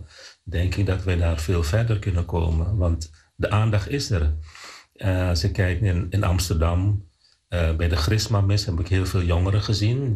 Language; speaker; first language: Dutch; non-native, fluent; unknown